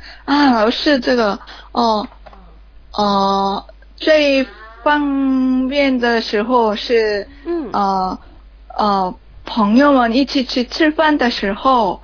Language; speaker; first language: Chinese; non-native, learner; Korean